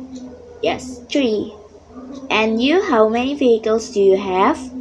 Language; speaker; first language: English; non-native, learner; Indonesian